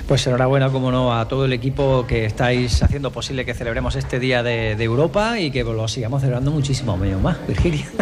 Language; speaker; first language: Spanish; native; Spanish